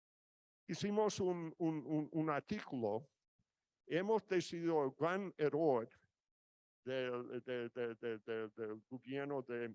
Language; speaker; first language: Spanish; non-native, fluent; English